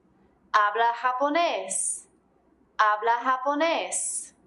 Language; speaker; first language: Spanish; non-native, fluent; English